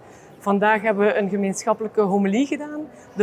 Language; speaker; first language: Dutch; native; Dutch